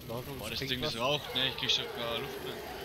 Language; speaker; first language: German; native; German